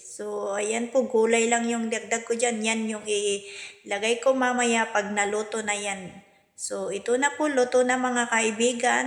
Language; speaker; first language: Filipino; non-native, local second language; Cebuano